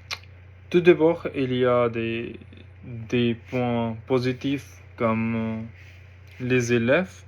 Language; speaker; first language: French; non-native, learner; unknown